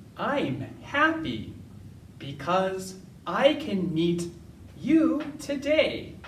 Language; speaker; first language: English; native; English